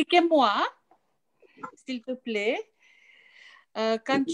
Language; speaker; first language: French; non-native, learner; Fijian